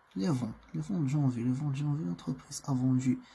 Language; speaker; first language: French; non-native, local second language; Arabic